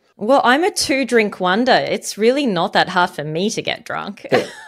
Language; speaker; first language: English; non-native, fluent; Arabic